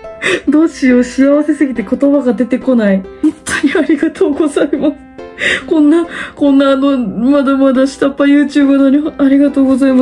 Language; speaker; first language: Japanese; native; Japanese